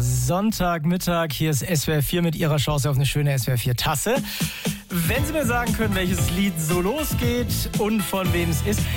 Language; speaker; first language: German; native; German